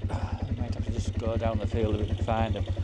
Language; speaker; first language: English; native; English